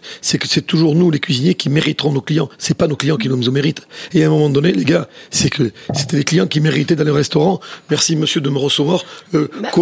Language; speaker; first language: French; native; French